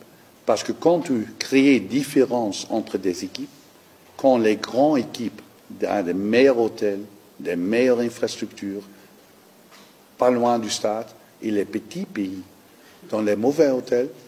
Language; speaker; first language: French; non-native, learner; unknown